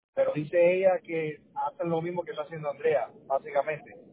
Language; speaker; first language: Spanish; early bilingual, heritage; Spanish